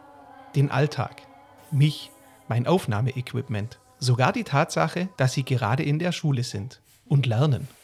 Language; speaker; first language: German; native; German